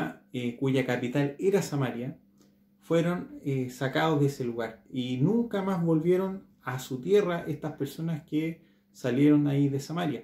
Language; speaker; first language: Spanish; native; Spanish